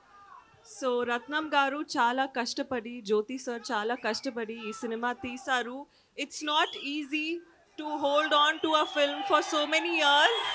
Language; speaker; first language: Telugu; non-native, learner; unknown